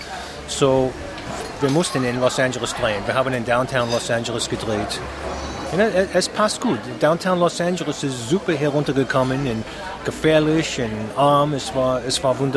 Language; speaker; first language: German; non-native, fluent; English